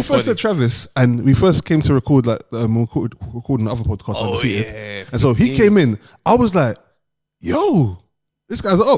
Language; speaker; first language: English; native; English